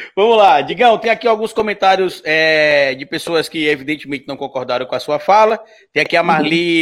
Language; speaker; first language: Portuguese; native; Portuguese